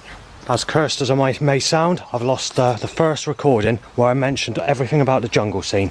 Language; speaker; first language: English; native; English